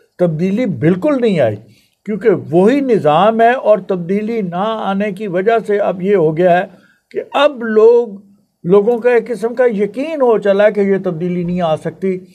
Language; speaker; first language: Urdu; non-native, local second language; Punjabi